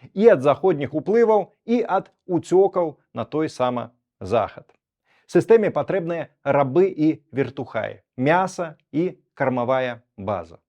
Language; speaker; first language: Belarusian; native; Belarusian